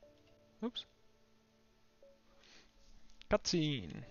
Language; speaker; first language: English; non-native, fluent; German